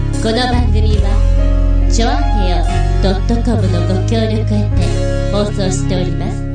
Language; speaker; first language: Japanese; native; Japanese